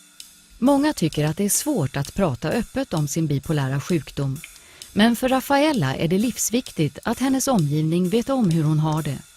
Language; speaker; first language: Swedish; native; Swedish